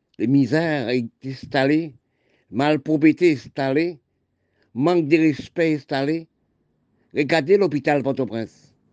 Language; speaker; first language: French; non-native, local second language; Haitian Creole